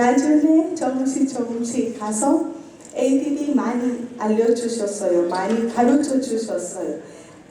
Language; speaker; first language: Korean; non-native, learner; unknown